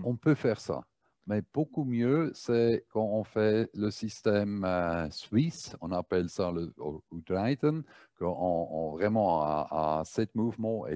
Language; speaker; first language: French; non-native, fluent; German